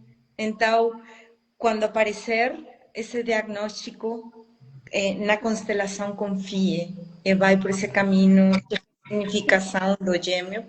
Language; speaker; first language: Portuguese; non-native, fluent; Spanish